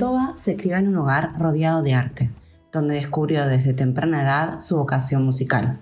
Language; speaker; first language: Spanish; native; Spanish